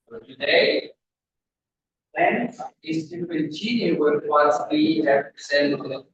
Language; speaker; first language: English; non-native, fluent; Portuguese